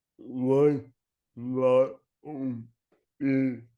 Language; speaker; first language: English; non-native, learner; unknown